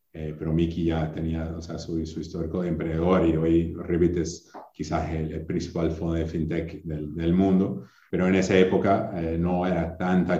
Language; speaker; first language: Spanish; non-native, fluent; English